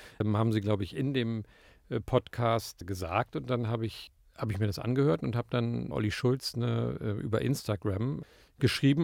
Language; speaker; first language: German; native; German